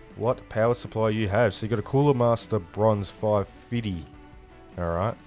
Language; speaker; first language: English; native; English